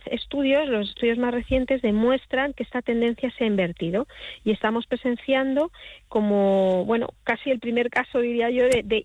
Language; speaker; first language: Spanish; native; Spanish